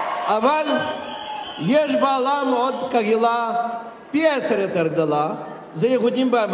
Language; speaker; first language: Hebrew; non-native, fluent; Russian